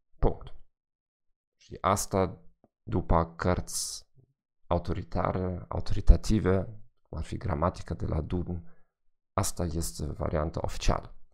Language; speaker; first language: Romanian; non-native, fluent; German